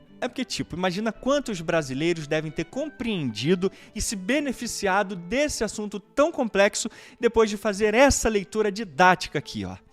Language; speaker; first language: Portuguese; native; Portuguese